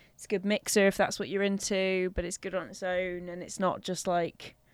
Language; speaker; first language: English; native; English